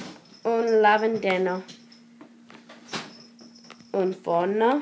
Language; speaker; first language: Italian; non-native, learner; English